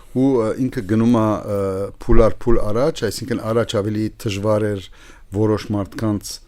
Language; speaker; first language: Armenian; native; Armenian